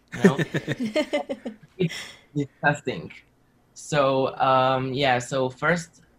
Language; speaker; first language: English; non-native, learner; Slovenian